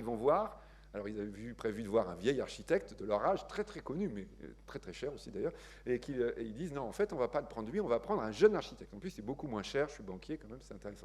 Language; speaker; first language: French; native; French